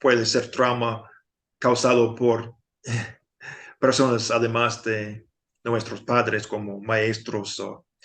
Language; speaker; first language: Spanish; non-native, fluent; English